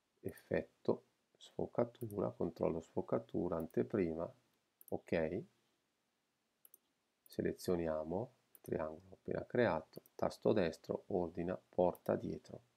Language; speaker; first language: Italian; native; Italian